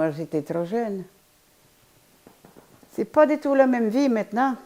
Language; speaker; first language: French; non-native, fluent; Polish